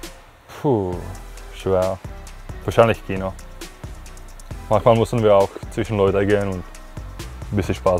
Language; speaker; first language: German; non-native, fluent; Czech